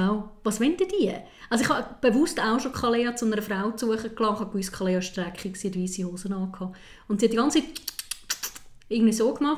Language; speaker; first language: German; native; German